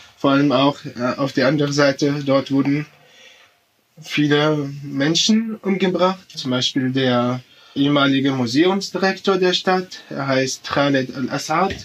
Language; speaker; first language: German; non-native, fluent; Arabic